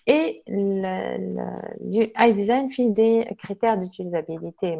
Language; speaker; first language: French; non-native, local second language; Arabic